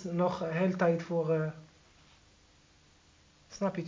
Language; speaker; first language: Dutch; non-native, learner; Arabic